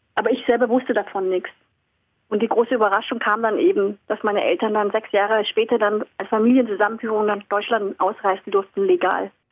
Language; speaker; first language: German; early bilingual, other home language; Vietnamese